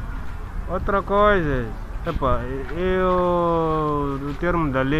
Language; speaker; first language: Portuguese; non-native, local second language; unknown